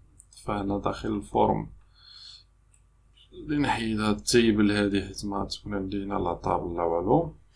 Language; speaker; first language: Arabic; native; Arabic